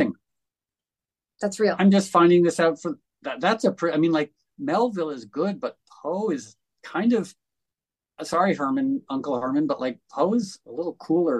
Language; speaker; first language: English; native; English